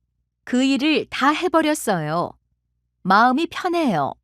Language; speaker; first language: Korean; non-native, learner; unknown